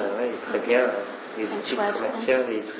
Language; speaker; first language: French; non-native, fluent; English